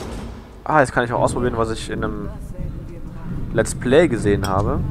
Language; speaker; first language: German; native; German